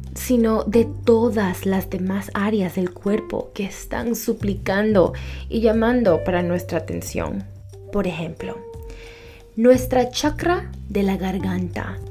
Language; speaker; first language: Spanish; early bilingual, heritage; Spanish